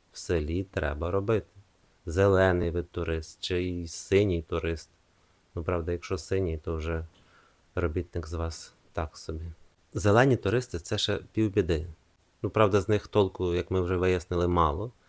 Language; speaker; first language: Ukrainian; non-native, fluent; Italian